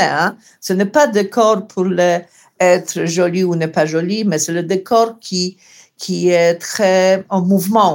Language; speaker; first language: French; non-native, learner; Polish